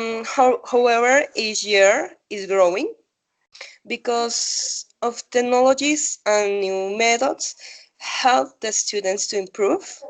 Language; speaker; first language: English; non-native, learner; Spanish